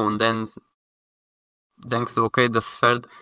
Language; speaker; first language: German; non-native, learner; Spanish